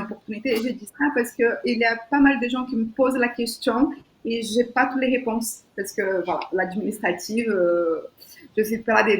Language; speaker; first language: French; non-native, fluent; Portuguese